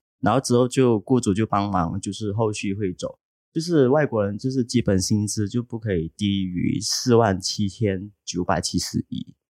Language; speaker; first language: Chinese; native; Chinese